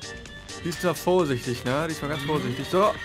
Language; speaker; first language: German; native; German